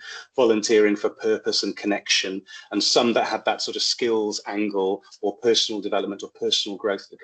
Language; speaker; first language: English; native; English